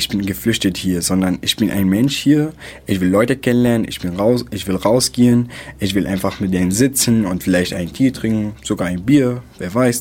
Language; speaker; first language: German; non-native, fluent; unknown